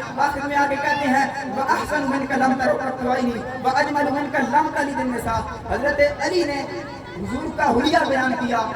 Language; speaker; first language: Urdu; non-native, local second language; Punjabi